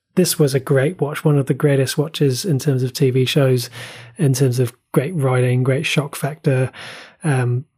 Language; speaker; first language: English; native; English